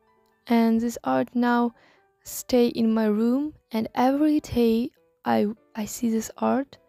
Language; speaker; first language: English; non-native, learner; Russian